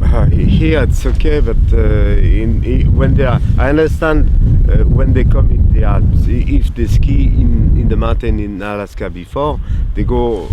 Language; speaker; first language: English; non-native, learner; French